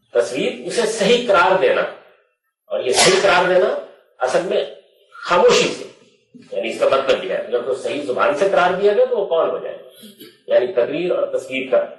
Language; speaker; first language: Urdu; non-native, local second language; Punjabi